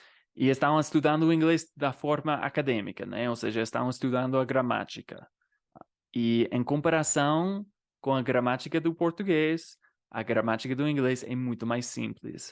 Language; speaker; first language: Portuguese; non-native, fluent; English